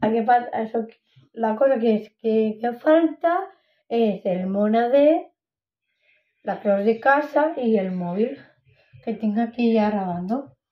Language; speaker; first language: Spanish; non-native, local second language; Catalan